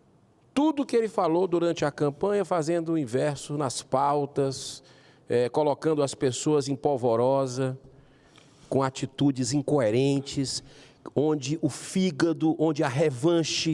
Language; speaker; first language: Portuguese; native; Portuguese